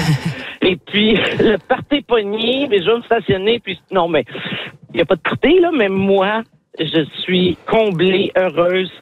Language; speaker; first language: French; native; French